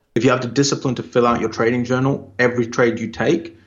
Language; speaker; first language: English; native; English